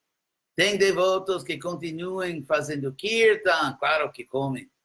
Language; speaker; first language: Portuguese; non-native, fluent; English